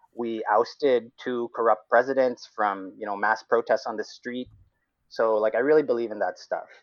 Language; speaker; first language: English; non-native, local second language; Cebuano